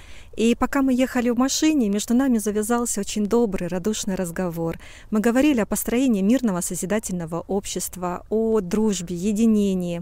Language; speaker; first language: Russian; native; Russian